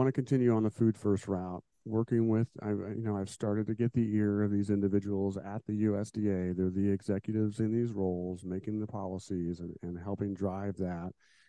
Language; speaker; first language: English; native; English